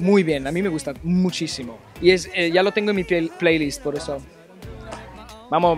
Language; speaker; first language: Spanish; non-native, fluent; German